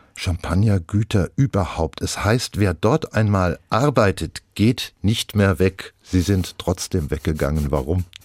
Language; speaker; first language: German; native; German